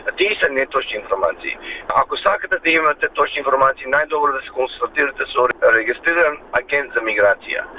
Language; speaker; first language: Macedonian; early bilingual, heritage; Macedonian